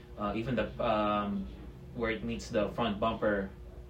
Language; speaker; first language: English; non-native, local second language; Filipino